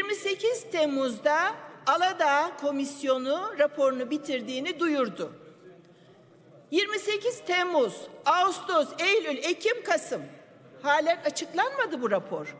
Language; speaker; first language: Turkish; native; Turkish